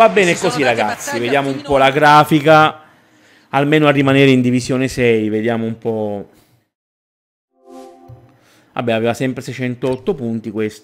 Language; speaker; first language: Italian; native; Italian